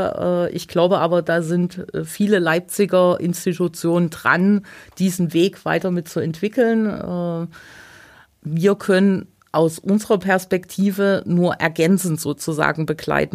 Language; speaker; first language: German; native; German